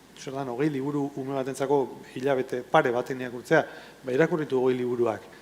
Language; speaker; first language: Basque; non-native, local second language; Spanish